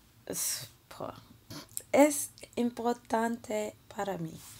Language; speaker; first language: Spanish; non-native, learner; English